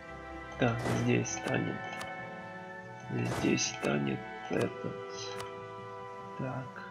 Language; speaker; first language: Russian; native; Russian